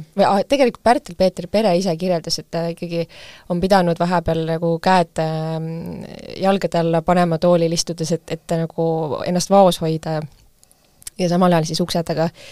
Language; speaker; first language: Estonian; native; Estonian